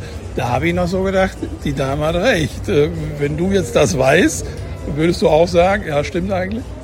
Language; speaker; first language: German; native; German